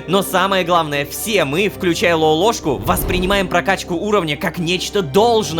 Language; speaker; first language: Russian; native; Russian